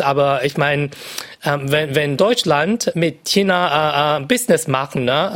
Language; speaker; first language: German; non-native, fluent; Cantonese